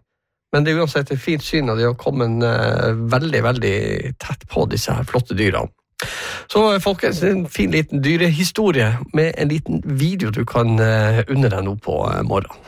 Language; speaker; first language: Norwegian; native; Norwegian